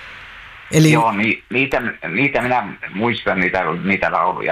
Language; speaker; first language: Finnish; native; Finnish